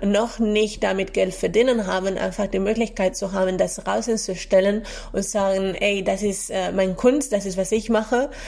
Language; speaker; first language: German; non-native, fluent; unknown